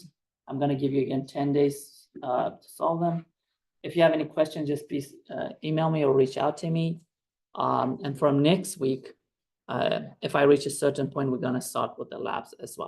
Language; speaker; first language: English; non-native, fluent; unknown